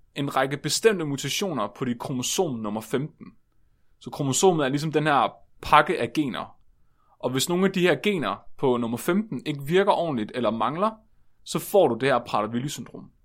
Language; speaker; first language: Danish; native; Danish